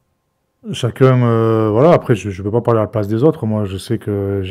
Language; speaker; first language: French; native; French